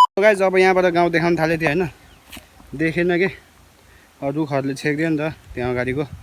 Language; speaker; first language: Nepali; non-native, local second language; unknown